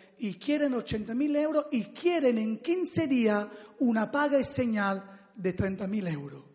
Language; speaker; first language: Spanish; non-native, fluent; Italian